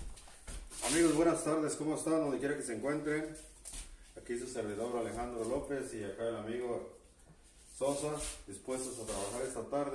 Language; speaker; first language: Spanish; native; Spanish